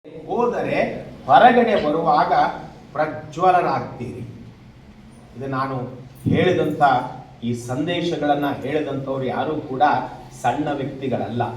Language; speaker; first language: Kannada; native; Kannada